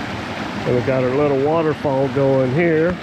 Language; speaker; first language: English; native; English